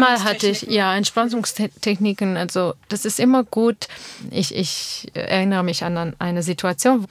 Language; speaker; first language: German; non-native, learner; Armenian